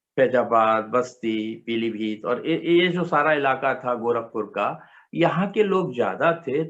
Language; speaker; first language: Hindi; native; Hindi